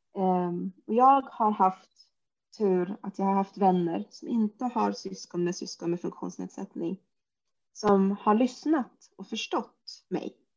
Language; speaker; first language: Swedish; early bilingual, other home language; Arabic